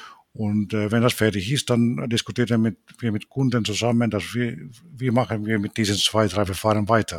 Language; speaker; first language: German; non-native, fluent; Finnish